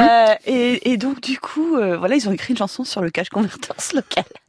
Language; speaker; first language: French; native; French